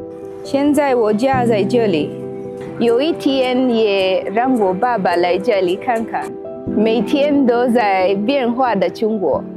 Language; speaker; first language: Chinese; non-native, learner; Swahili